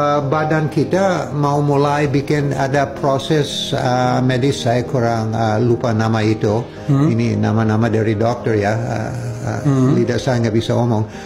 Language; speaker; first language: Indonesian; non-native, fluent; English